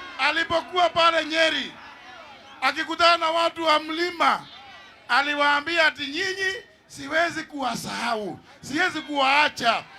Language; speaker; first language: Swahili; non-native, local second language; Kikuyu